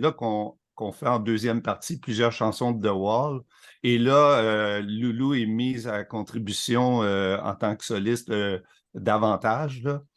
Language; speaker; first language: French; native; French